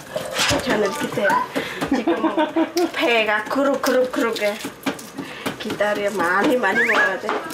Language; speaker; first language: Korean; non-native, learner; Khmer